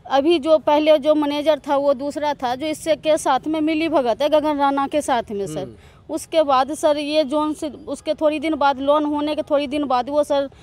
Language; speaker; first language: Hindi; native; Hindi